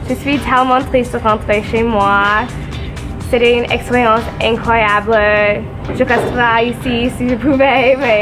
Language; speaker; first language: French; non-native, fluent; English